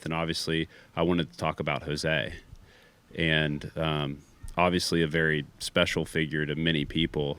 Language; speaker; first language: English; native; English